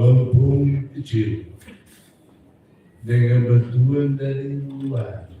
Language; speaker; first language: Indonesian; non-native, fluent; German